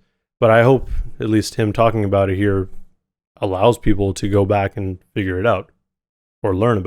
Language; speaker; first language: English; native; English